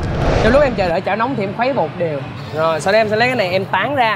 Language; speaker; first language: Vietnamese; native; Vietnamese